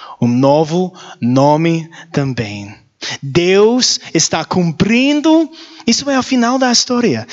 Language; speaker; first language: Portuguese; non-native, learner; English